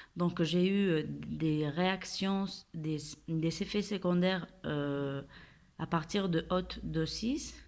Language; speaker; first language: French; non-native, fluent; Spanish